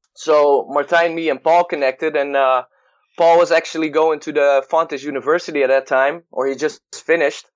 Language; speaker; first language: English; non-native, fluent; Dutch